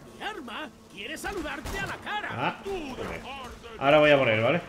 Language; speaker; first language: Spanish; native; Spanish